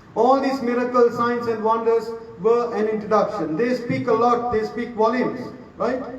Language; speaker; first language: English; non-native, local second language; Sinhala